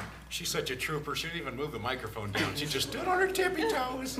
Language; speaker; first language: English; native; English